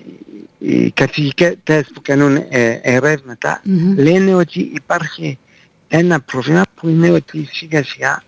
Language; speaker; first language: Greek; non-native, fluent; French